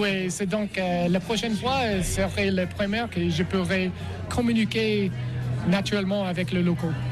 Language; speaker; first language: French; non-native, learner; English